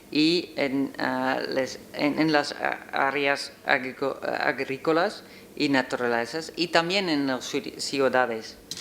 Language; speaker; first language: Spanish; non-native, learner; Dutch